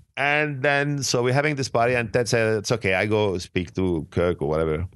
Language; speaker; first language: English; non-native, fluent; Arabic